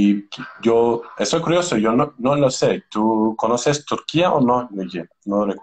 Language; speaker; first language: Spanish; non-native, learner; Turkish